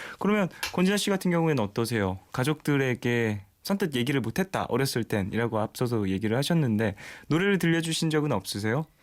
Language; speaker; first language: Korean; native; Korean